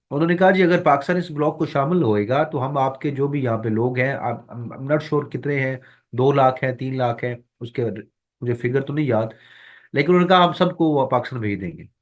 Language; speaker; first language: Urdu; non-native, local second language; Punjabi